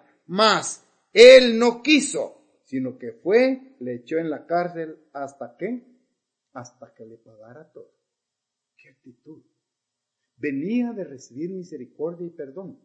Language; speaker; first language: Spanish; native; Spanish